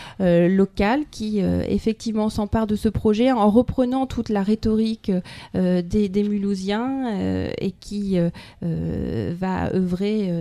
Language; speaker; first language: French; native; French